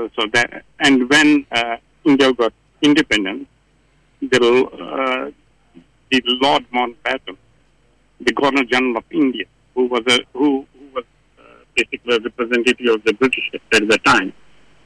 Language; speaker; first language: English; non-native, local second language; Kashmiri